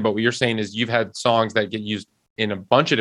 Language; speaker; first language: English; native; English